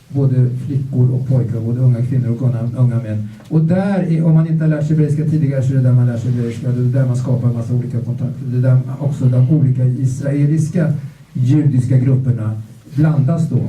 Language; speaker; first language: Swedish; native; Swedish